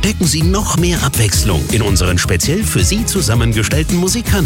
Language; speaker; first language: German; native; German